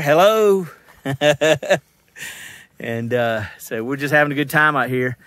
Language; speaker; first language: English; native; English